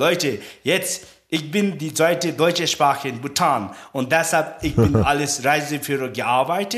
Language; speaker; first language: German; non-native, learner; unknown